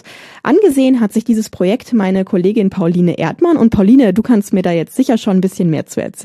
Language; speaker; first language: German; native; German